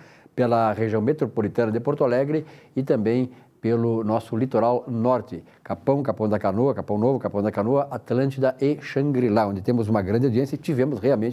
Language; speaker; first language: Portuguese; native; Portuguese